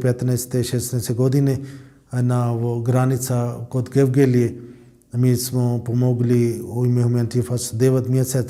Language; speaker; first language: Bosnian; non-native, learner; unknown